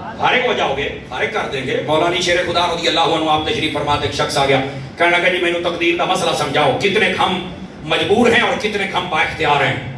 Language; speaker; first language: Urdu; non-native, local second language; Punjabi